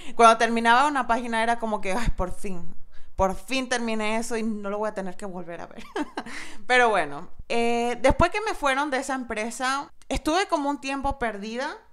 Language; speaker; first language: Spanish; native; Spanish